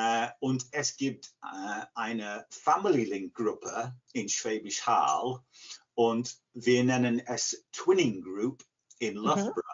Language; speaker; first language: German; non-native, fluent; English